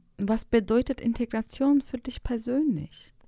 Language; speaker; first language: German; native; German